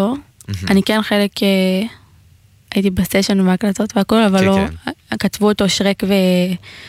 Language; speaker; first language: Hebrew; native; Hebrew